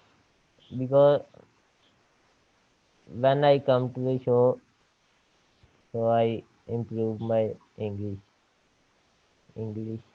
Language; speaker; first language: English; non-native, learner; Urdu